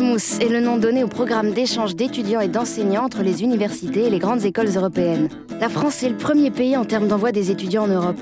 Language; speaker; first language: French; native; French